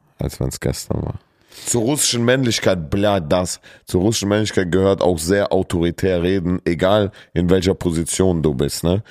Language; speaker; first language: German; early bilingual, other home language; Russian